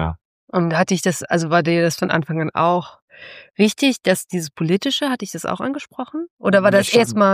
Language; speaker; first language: German; native; German